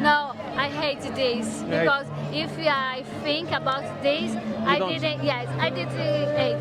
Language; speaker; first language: English; non-native, learner; Portuguese